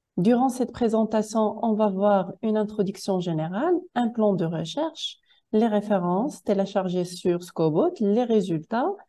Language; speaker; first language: French; non-native, local second language; Arabic